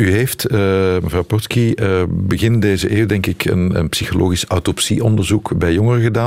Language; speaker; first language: Dutch; native; Dutch